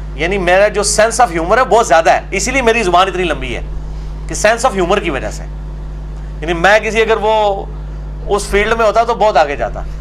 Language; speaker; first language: Urdu; non-native, local second language; Punjabi